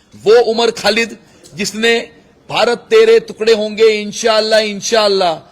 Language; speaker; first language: Hindi; non-native, local second language; Marathi